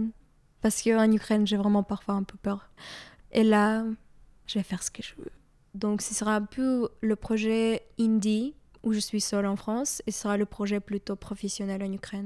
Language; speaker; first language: French; non-native, fluent; Ukrainian